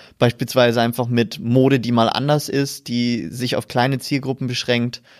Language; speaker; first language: German; native; German